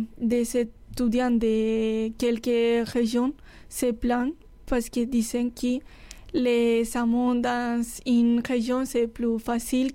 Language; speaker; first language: French; non-native, fluent; Spanish